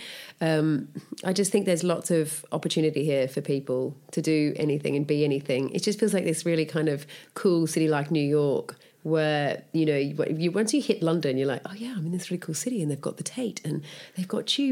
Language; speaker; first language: English; native; English